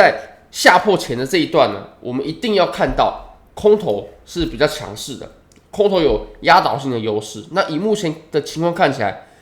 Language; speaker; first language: Chinese; native; Chinese